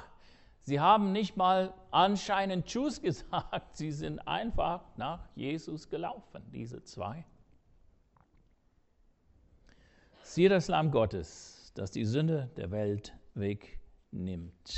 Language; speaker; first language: German; non-native, fluent; English